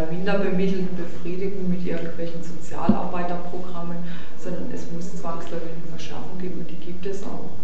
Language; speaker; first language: German; native; German